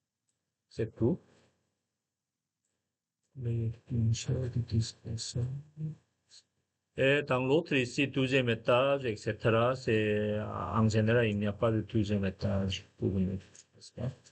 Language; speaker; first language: French; non-native, fluent; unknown